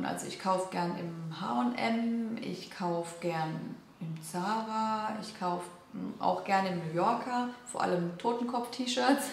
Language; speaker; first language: German; native; German